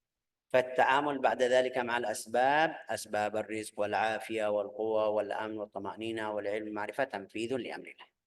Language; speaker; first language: Arabic; native; Arabic